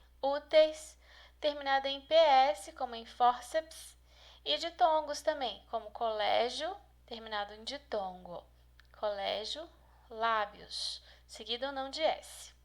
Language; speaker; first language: Portuguese; native; Portuguese